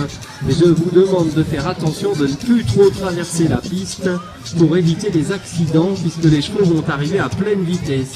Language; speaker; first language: French; native; French